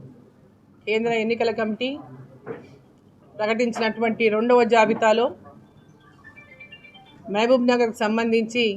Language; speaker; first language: Telugu; native; Telugu